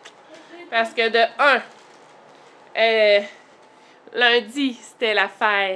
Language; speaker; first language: French; native; French